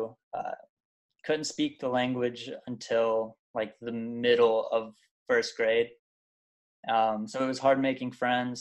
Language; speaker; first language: English; early bilingual, other home language; German